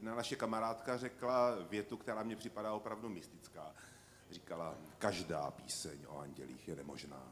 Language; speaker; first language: Czech; native; Czech